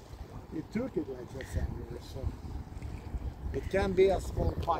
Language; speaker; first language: English; non-native, fluent; Swedish